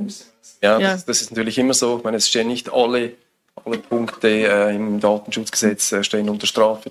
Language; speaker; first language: German; native; German